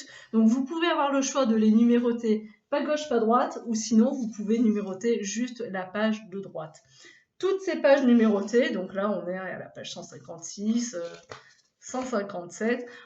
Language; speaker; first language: French; native; French